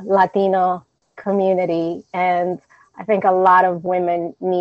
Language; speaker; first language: English; native; English